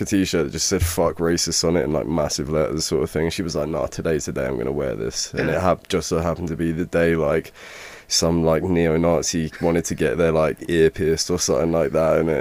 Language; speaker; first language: English; native; English